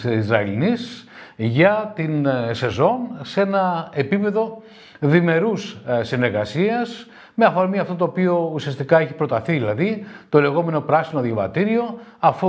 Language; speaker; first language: Greek; native; Greek